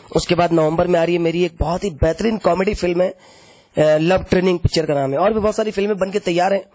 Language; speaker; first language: Hindi; native; Hindi